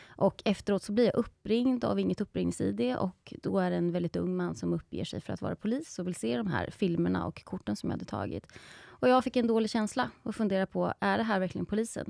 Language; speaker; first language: Swedish; native; Swedish